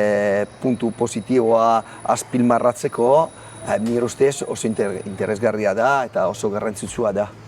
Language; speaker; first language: Basque; non-native, learner; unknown